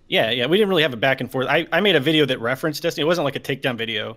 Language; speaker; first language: English; native; English